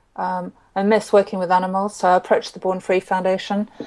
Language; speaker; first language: English; native; English